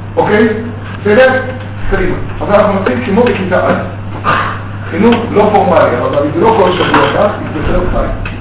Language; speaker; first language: Hebrew; native; Hebrew